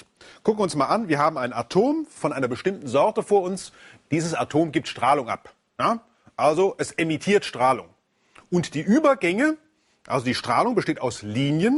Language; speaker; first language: German; native; German